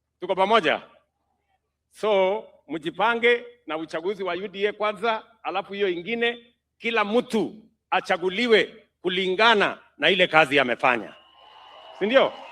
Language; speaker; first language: Swahili; non-native, local second language; Kalenjin